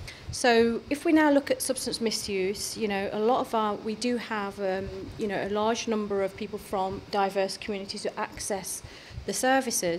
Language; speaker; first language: English; early bilingual, other home language; Hindi